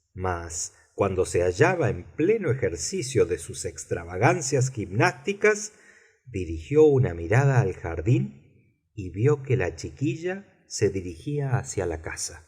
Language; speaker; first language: Spanish; native; Spanish